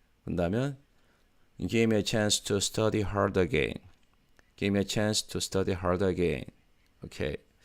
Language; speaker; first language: English; non-native, fluent; Korean